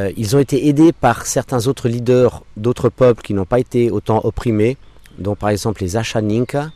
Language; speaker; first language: French; non-native, local second language; English